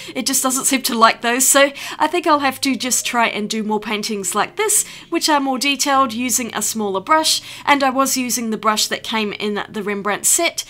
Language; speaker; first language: English; native; English